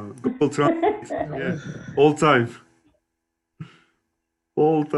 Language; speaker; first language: English; non-native, learner; Turkish